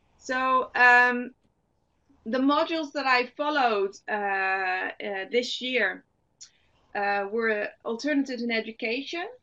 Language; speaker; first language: English; non-native, fluent; Dutch